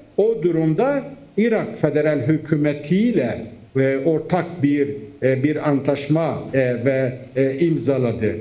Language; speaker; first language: Turkish; non-native, local second language; Kurdish